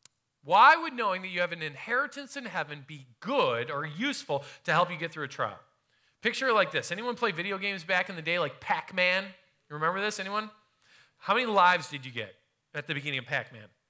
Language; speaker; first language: English; native; English